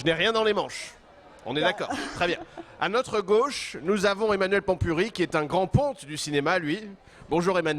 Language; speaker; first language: French; native; French